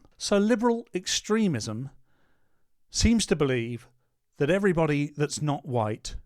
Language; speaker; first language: English; native; English